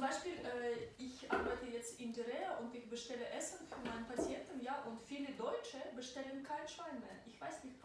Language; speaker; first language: German; non-native, fluent; Russian